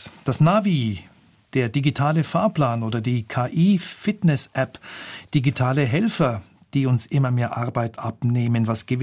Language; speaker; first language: German; native; German